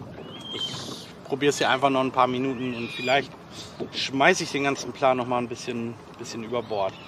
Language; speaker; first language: German; native; German